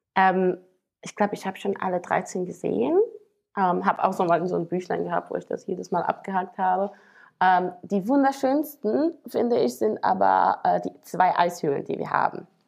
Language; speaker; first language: German; non-native, fluent; Slovak